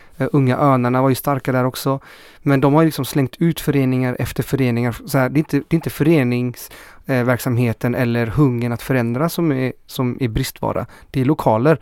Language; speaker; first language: Swedish; early bilingual, other home language; Spanish